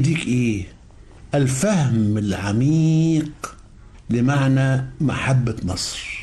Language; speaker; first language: Arabic; native; Arabic